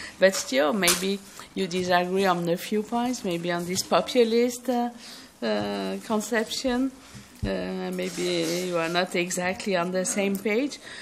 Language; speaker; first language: English; non-native, fluent; French